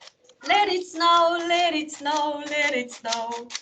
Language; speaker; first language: English; non-native, fluent; Spanish